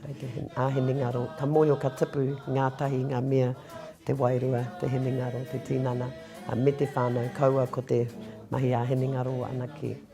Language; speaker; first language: Māori; non-native, local second language; English